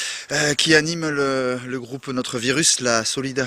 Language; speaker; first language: French; native; French